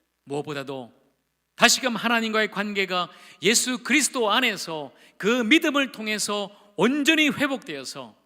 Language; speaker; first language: Korean; native; Korean